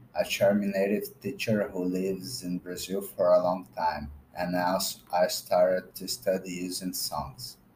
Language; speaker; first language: English; non-native, fluent; Portuguese